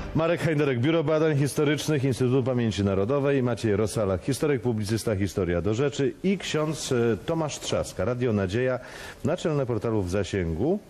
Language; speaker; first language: Polish; native; Polish